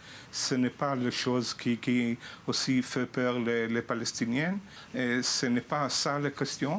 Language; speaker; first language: French; non-native, fluent; Hebrew